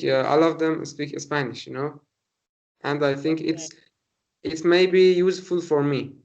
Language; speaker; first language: English; non-native, learner; Persian